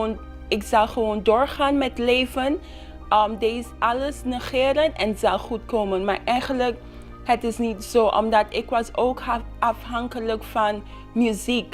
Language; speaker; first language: Dutch; non-native, local second language; Papiamento